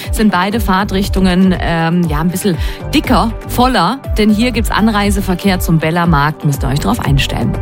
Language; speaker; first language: German; native; German